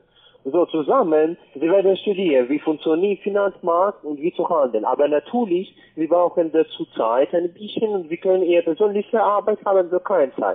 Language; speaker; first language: German; non-native, learner; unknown